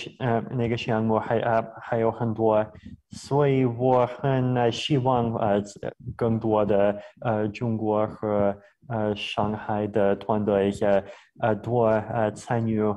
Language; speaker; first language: Chinese; non-native, fluent; Russian